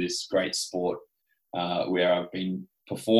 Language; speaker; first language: English; native; English